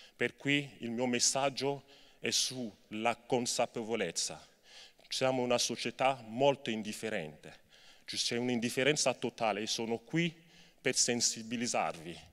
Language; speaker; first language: Italian; non-native, fluent; French